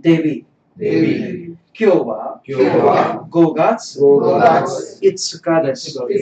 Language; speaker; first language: Japanese; non-native, fluent; Tamil